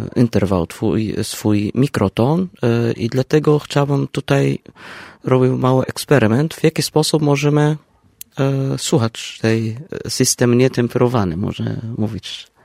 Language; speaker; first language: Polish; non-native, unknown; Arabic